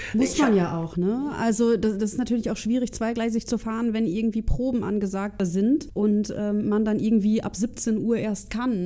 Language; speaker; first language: German; native; German